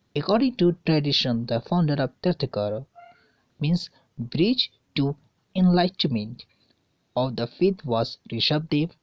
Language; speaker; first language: English; non-native, local second language; Hindi